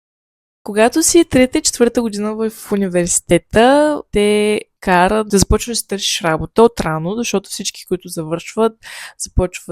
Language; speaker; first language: Bulgarian; native; Bulgarian